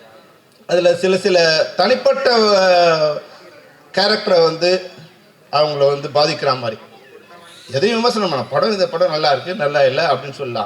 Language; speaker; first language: Tamil; native; Tamil